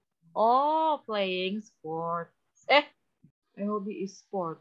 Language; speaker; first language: English; non-native, fluent; Indonesian